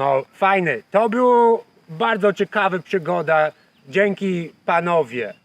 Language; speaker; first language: Polish; non-native, learner; English